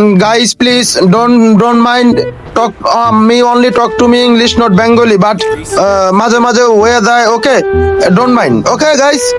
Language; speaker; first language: English; non-native, learner; Bangla